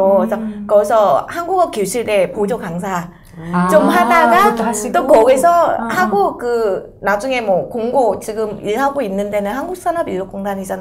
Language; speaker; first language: Korean; non-native, fluent; Vietnamese